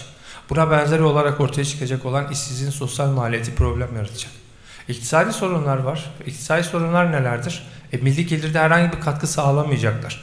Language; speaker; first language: Turkish; native; Turkish